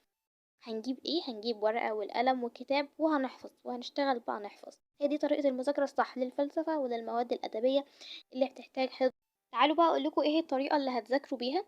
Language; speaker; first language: Arabic; native; Arabic